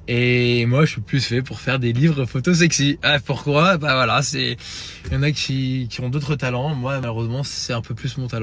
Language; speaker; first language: French; native; French